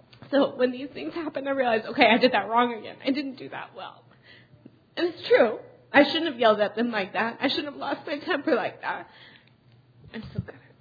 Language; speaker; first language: English; early bilingual, other home language; Chinese